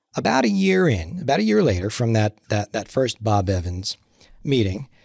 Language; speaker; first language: English; native; English